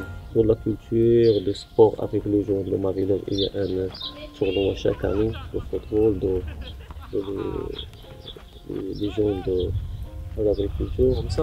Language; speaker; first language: French; non-native, learner; Arabic